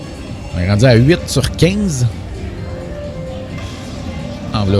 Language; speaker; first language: French; native; French